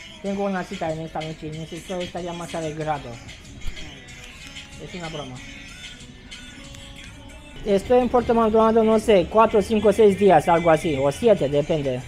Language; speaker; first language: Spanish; non-native, learner; Romanian